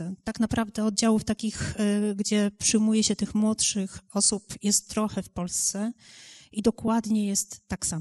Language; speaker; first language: Polish; native; Polish